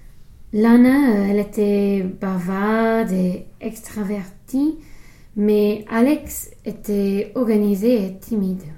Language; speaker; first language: French; non-native, learner; English